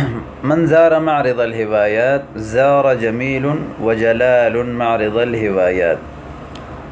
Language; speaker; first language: Arabic; non-native, fluent; Urdu